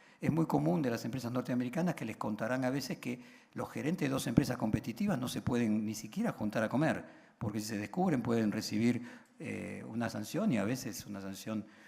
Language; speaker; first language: Spanish; native; Spanish